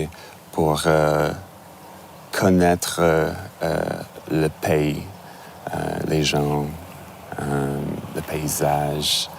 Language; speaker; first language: French; non-native, learner; English